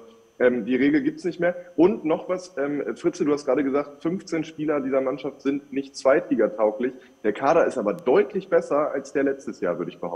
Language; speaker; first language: German; native; German